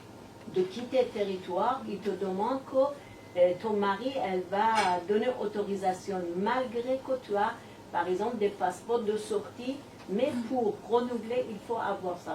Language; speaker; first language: French; non-native, learner; Persian